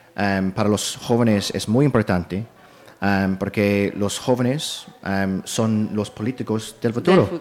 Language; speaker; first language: Spanish; non-native, learner; English